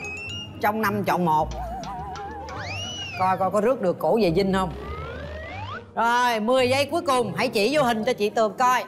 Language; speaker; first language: Vietnamese; native; Vietnamese